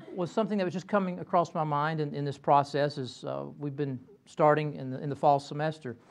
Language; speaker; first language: English; native; English